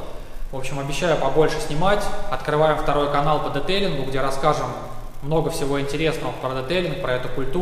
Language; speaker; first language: Russian; native; Russian